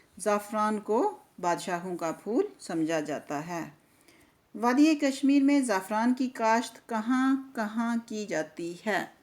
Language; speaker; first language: Urdu; non-native, local second language; Kashmiri